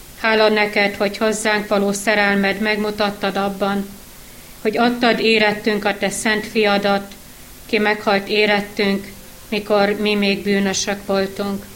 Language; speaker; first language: Hungarian; native; Hungarian